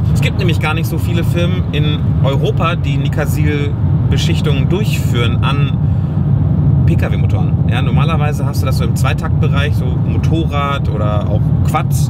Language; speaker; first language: German; native; German